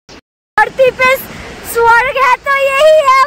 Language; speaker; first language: Hindi; non-native, local second language; Bangla